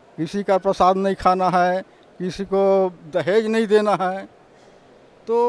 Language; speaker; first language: Hindi; native; Hindi